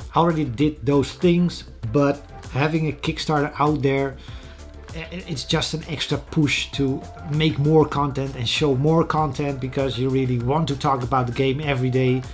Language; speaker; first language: English; non-native, fluent; Dutch